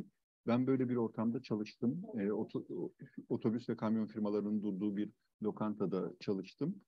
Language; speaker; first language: Turkish; native; Turkish